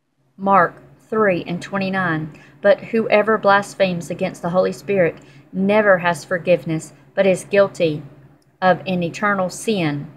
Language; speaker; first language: English; native; English